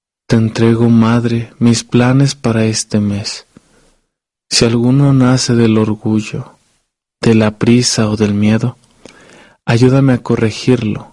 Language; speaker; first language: Spanish; native; Spanish